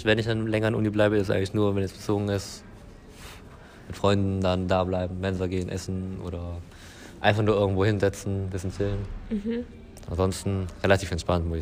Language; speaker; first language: German; native; German